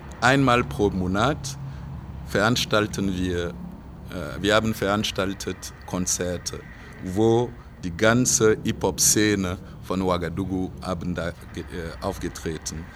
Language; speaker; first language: German; non-native, fluent; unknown